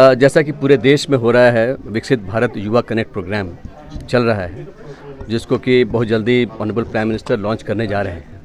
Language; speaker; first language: Hindi; native; Hindi